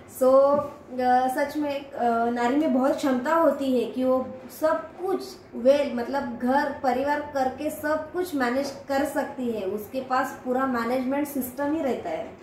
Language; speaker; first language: Hindi; non-native, local second language; Marathi